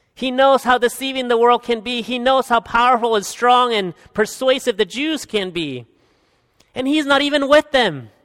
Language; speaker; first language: English; early bilingual, other home language; Spanish